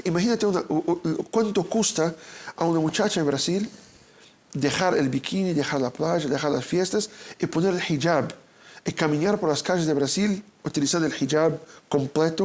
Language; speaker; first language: Spanish; non-native, fluent; Portuguese